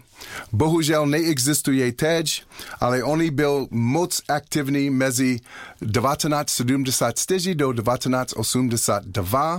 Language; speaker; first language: Czech; non-native, learner; English